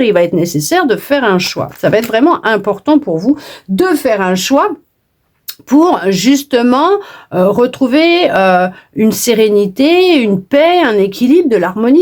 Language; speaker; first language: French; native; French